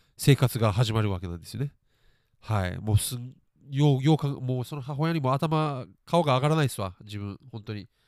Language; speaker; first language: Japanese; early bilingual, other home language; English